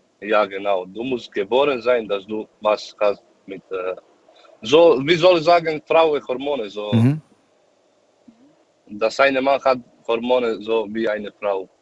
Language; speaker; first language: German; non-native, learner; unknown